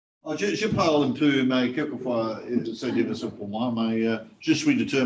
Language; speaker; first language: French; non-native, learner; English